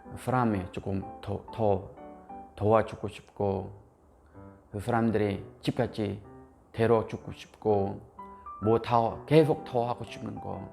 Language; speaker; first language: Korean; non-native, fluent; Khmer